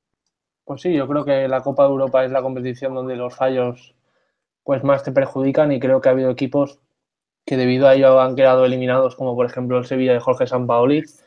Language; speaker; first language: Spanish; native; Spanish